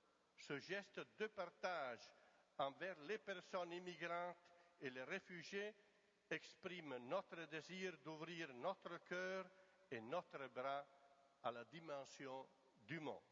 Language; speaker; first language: French; non-native, fluent; Italian